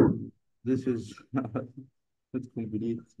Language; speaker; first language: English; non-native, learner; Arabic